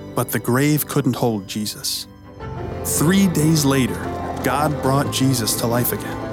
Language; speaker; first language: English; native; English